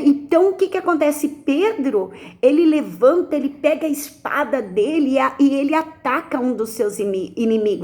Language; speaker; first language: Portuguese; native; Portuguese